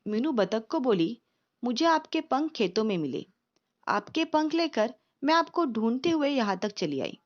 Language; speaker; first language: Hindi; non-native, local second language; Marathi